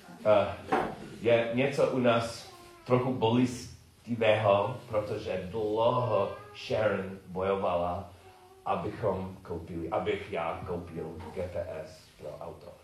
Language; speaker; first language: Czech; non-native, learner; English